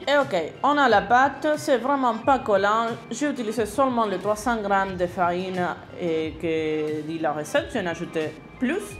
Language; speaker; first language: French; non-native, learner; Spanish